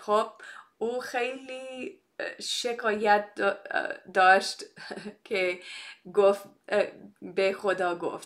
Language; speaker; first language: Persian; non-native, fluent; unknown